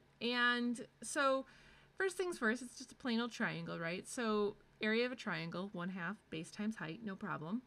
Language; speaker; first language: English; native; English